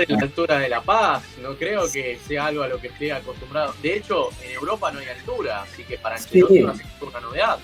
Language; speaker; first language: Spanish; native; Spanish